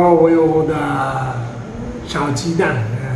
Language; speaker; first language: Chinese; non-native, fluent; Italian